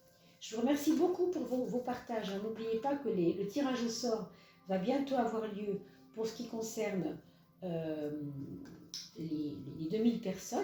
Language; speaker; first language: French; native; French